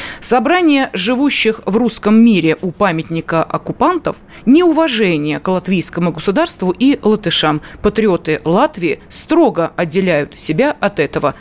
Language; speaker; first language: Russian; native; Russian